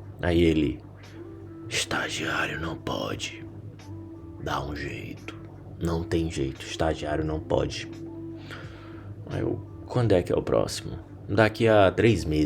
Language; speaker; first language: Portuguese; native; Portuguese